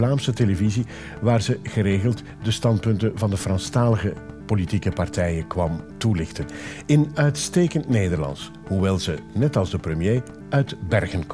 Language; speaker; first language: Dutch; native; Dutch